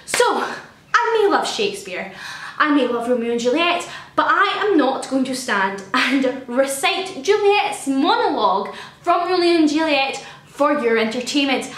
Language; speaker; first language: English; native; English